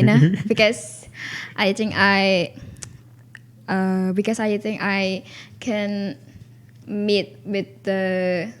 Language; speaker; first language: English; non-native, learner; Indonesian